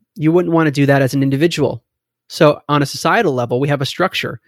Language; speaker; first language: English; native; English